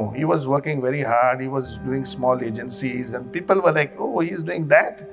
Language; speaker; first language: English; non-native, local second language; Konkani